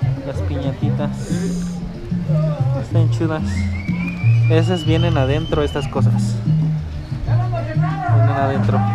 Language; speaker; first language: Spanish; native; Spanish